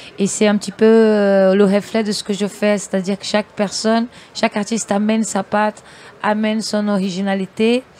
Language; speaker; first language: French; non-native, fluent; Portuguese